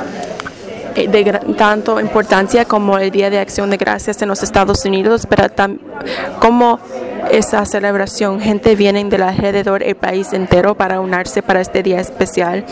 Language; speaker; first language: Spanish; non-native, fluent; English